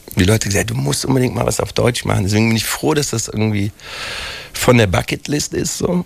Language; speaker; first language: German; native; German